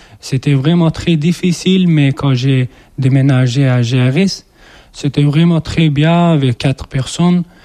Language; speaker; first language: French; non-native, learner; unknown